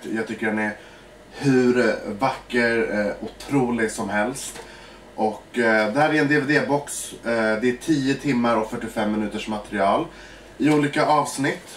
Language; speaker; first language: Swedish; early bilingual, other home language; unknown